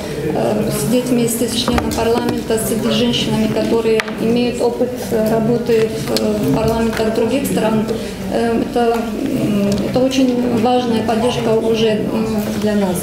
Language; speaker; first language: Russian; native; Russian